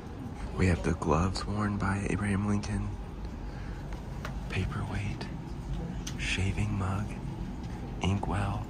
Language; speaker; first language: English; native; English